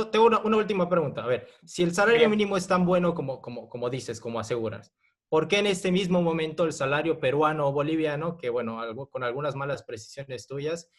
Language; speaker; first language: Spanish; native; Spanish